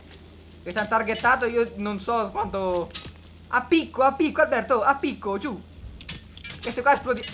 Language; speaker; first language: Italian; native; Italian